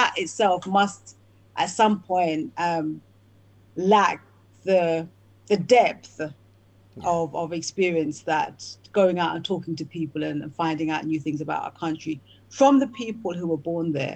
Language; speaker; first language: English; native; English